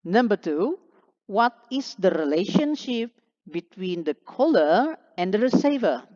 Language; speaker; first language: English; non-native, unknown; Indonesian